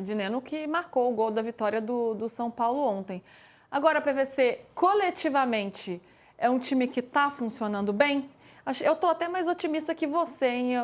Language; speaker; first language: Portuguese; native; Portuguese